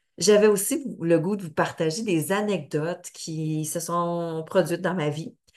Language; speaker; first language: French; native; French